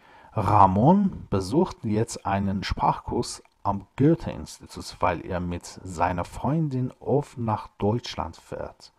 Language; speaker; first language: German; non-native, fluent; Persian